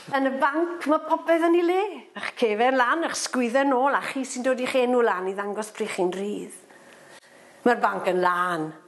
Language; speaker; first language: Welsh; non-native, local second language; English